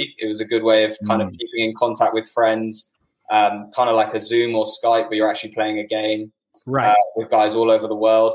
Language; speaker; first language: English; native; English